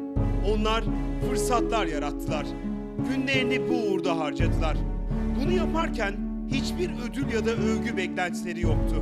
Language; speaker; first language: Turkish; native; Turkish